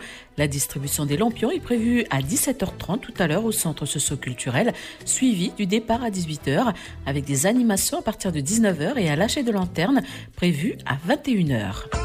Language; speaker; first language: French; native; French